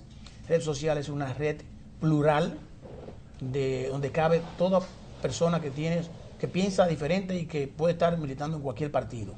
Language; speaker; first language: Spanish; native; Spanish